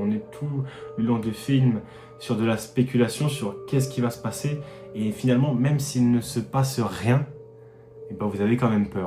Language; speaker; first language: French; native; French